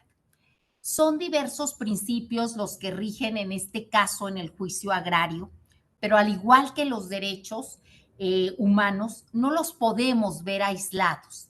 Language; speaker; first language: Spanish; native; Spanish